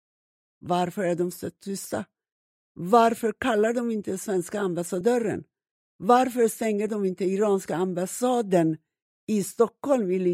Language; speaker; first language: Swedish; non-native, fluent; Persian